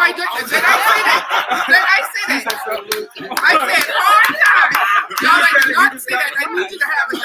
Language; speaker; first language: English; native; English